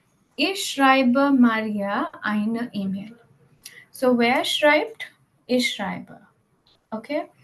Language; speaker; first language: German; non-native, fluent; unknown